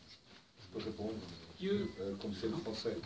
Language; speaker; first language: French; non-native, fluent; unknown